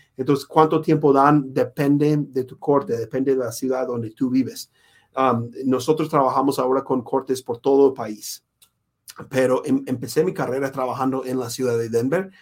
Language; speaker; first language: Spanish; non-native, fluent; English